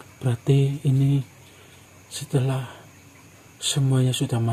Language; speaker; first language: Indonesian; native; Indonesian